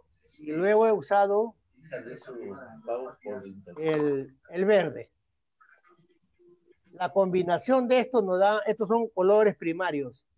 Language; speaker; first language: Spanish; native; Spanish